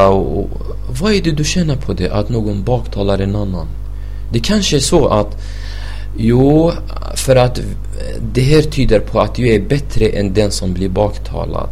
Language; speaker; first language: Swedish; non-native, fluent; Arabic